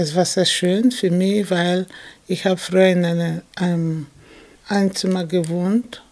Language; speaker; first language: German; non-native, fluent; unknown